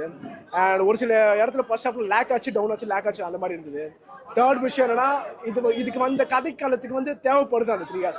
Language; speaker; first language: Tamil; native; Tamil